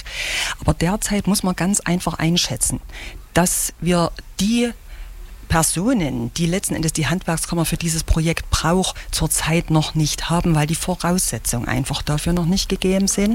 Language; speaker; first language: German; native; German